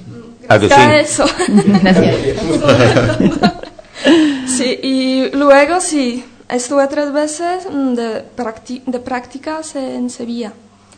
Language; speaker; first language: Spanish; non-native, fluent; Polish